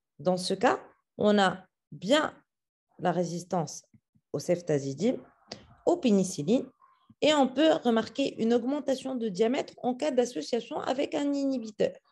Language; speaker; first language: French; non-native, local second language; Arabic